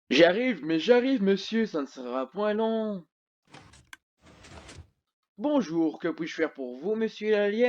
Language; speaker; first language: French; native; French